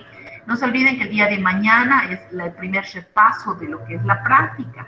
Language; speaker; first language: Spanish; native; Spanish